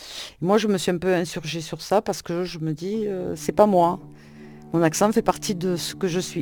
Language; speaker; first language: French; native; French